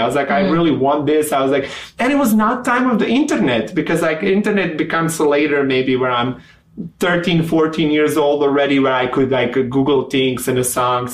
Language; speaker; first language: English; non-native, fluent; Serbian